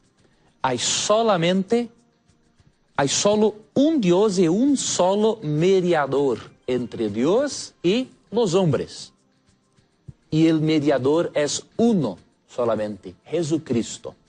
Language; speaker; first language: Spanish; non-native, fluent; Portuguese